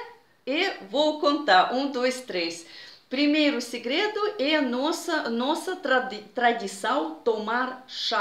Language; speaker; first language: Portuguese; non-native, fluent; Russian